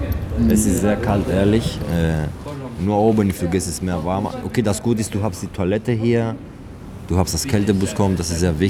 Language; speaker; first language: German; non-native, learner; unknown